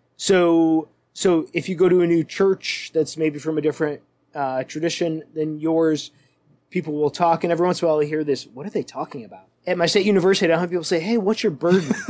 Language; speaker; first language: English; native; English